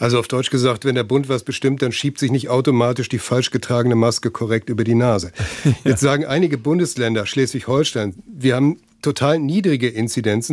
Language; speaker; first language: German; native; German